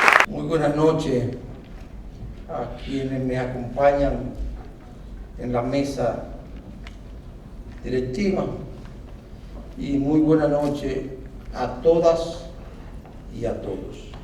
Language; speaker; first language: Spanish; native; Spanish